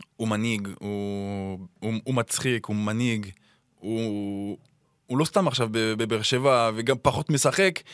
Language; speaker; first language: Hebrew; non-native, fluent; French